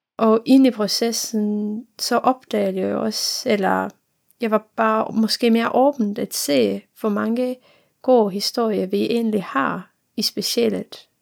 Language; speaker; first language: Danish; non-native, fluent; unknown